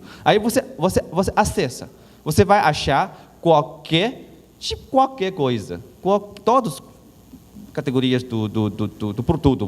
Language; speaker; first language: Portuguese; non-native, learner; Chinese